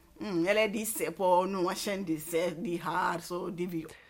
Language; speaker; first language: Norwegian; non-native, fluent; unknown